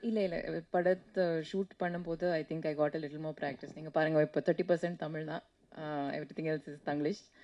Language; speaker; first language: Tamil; non-native, learner; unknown